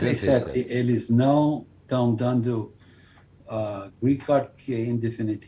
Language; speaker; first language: Portuguese; non-native, fluent; English